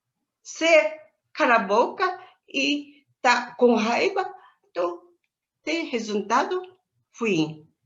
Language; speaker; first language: Portuguese; non-native, learner; Japanese